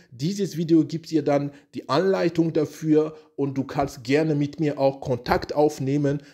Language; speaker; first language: German; non-native, fluent; French